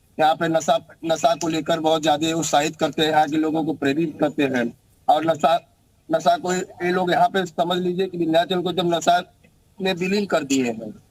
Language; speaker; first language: Hindi; native; Hindi